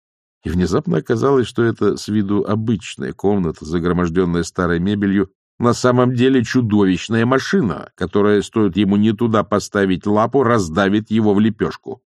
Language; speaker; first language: Russian; native; Russian